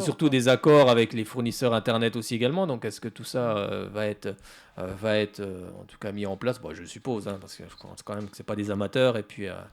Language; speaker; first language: French; native; French